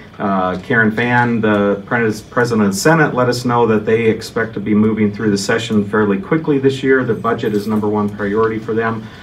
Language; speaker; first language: English; native; English